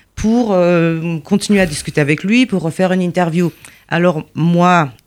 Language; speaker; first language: French; non-native, fluent; Polish